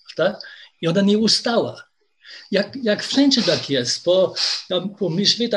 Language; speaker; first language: Polish; non-native, fluent; German